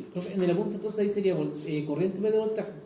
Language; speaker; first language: Spanish; native; Spanish